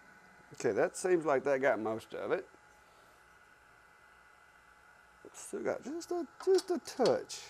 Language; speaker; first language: English; native; English